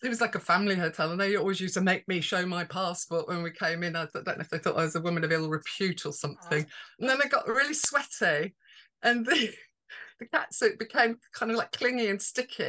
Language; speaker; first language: English; native; English